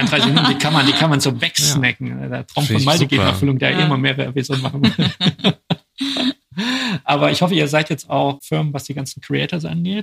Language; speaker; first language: German; native; German